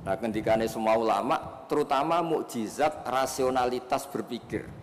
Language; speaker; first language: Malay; non-native, local second language; Javanese